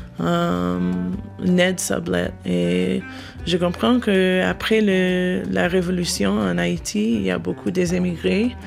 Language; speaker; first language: French; non-native, learner; English